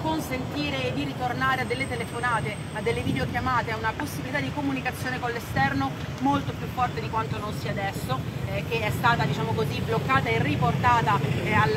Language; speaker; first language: Italian; native; Italian